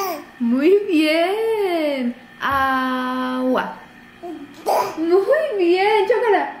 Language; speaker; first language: Spanish; early bilingual, heritage; Spanish